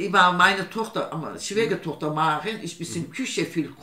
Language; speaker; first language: German; non-native, learner; Turkish